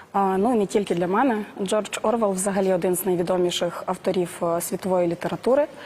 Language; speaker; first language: Ukrainian; native; Ukrainian